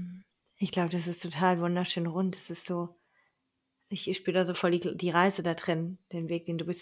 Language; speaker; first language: German; native; German